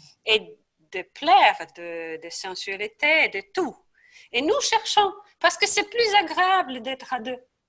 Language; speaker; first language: French; non-native, fluent; Polish